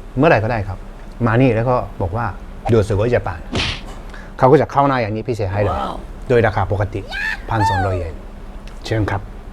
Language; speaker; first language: Thai; native; Thai